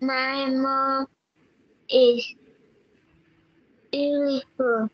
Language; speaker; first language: English; non-native, learner; Vietnamese